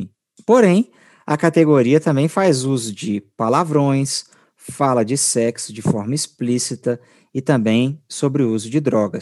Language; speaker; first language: Portuguese; native; Portuguese